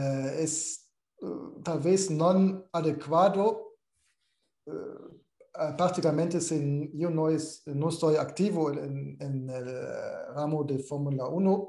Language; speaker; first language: Spanish; non-native, fluent; German